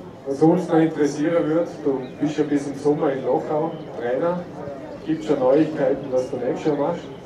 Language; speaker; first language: German; native; German